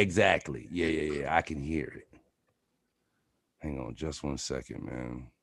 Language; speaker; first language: English; native; English